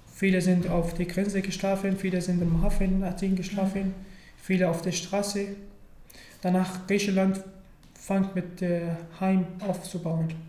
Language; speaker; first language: German; non-native, learner; Arabic